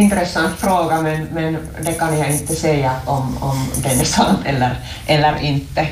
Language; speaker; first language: Swedish; non-native, local second language; Finnish